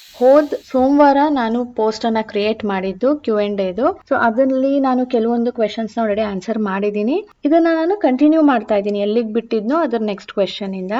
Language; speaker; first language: Kannada; non-native, local second language; Marathi